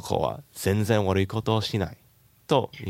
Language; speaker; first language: Japanese; non-native, learner; English